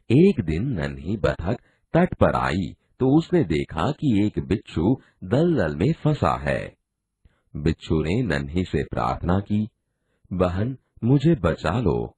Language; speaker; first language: Hindi; non-native, local second language; Gujarati